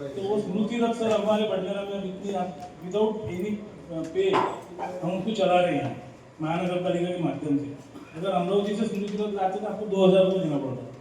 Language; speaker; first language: Hindi; non-native, local second language; Marathi